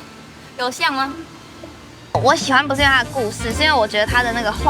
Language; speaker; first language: Chinese; native; Chinese